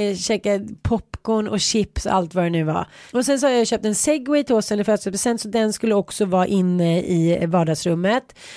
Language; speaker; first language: Swedish; native; Swedish